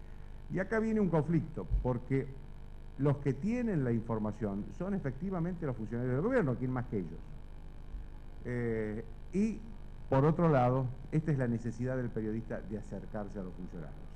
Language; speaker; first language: Spanish; native; Spanish